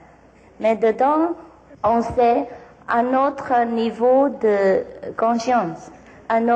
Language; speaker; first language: French; non-native, learner; Vietnamese